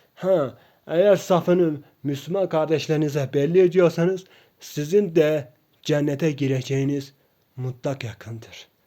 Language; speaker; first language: Turkish; non-native, local second language; Kurdish